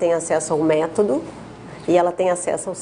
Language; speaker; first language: Portuguese; native; Portuguese